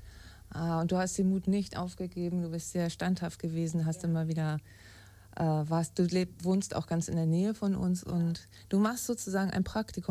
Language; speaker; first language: German; native; German